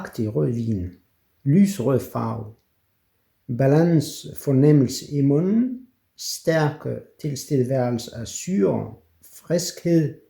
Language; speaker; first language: Danish; non-native, fluent; French